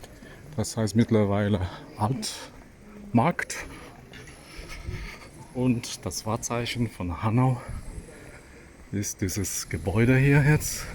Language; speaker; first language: German; non-native, fluent; Polish